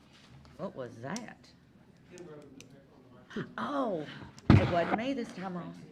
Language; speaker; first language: English; native; English